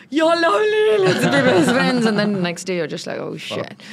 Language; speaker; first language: English; non-native, local second language; Tamil